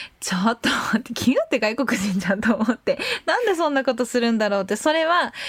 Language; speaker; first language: Japanese; native; Japanese